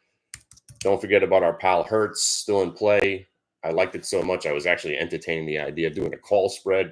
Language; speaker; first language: English; native; English